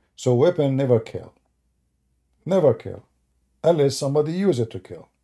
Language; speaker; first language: English; non-native, fluent; Arabic